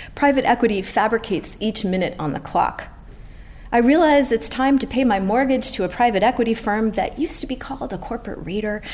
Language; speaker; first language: English; native; English